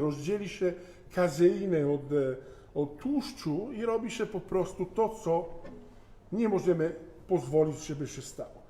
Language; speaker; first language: Polish; non-native, fluent; Italian